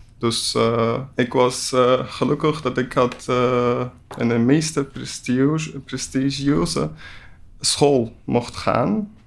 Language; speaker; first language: Dutch; non-native, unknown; Persian